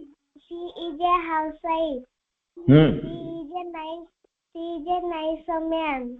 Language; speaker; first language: English; non-native, learner; Odia